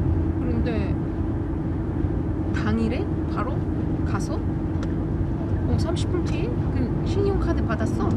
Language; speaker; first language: Korean; non-native, learner; Russian